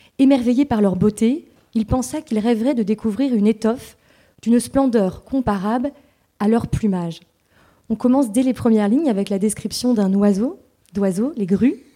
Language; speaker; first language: French; native; French